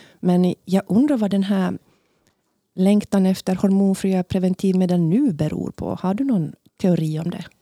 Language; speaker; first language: Swedish; native; Swedish